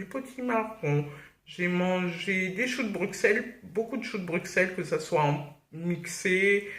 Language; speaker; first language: French; native; French